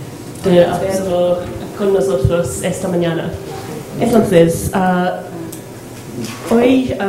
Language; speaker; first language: Spanish; non-native, learner; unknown